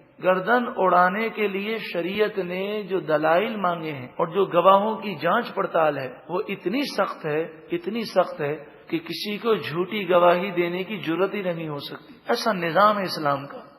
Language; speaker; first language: Urdu; native; Urdu